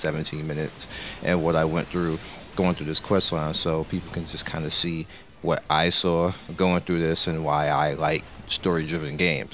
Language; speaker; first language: English; native; English